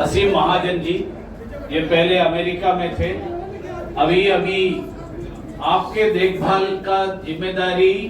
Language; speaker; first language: Hindi; non-native, local second language; Malayalam